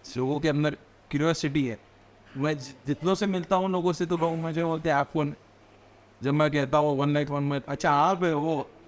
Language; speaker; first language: Hindi; native; Hindi